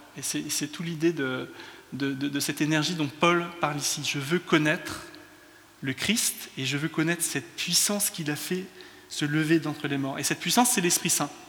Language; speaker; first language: French; early bilingual, other home language; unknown